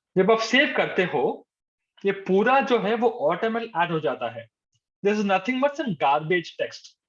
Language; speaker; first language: Hindi; non-native, local second language; Telugu